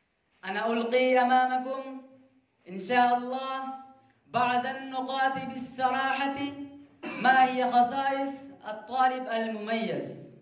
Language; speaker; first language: Arabic; non-native, learner; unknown